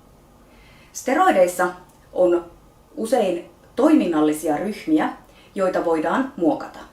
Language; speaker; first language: Finnish; native; Finnish